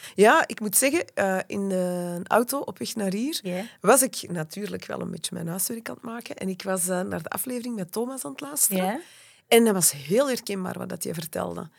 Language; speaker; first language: Dutch; native; Dutch